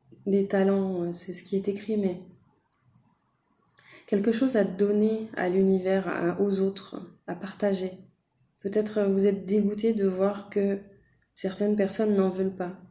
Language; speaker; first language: French; native; French